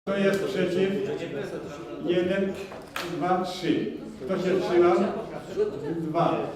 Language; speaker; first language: Polish; native; Polish